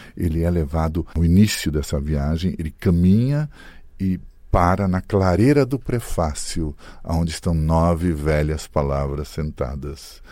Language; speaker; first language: Portuguese; early bilingual, other home language; Italian